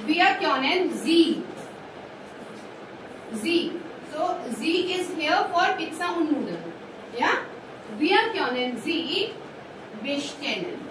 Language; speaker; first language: German; non-native, fluent; Hindi